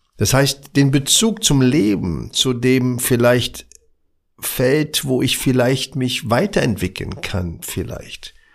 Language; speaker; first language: German; early bilingual, other home language; Arabic